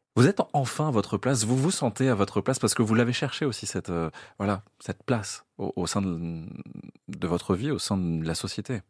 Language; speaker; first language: French; native; French